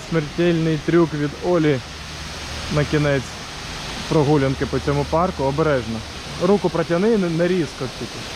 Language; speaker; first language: Ukrainian; non-native, local second language; Russian